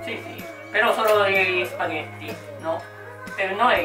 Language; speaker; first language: Italian; non-native, learner; Japanese